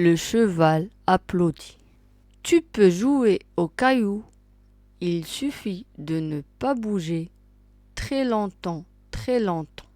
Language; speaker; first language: French; non-native, local second language; Arabic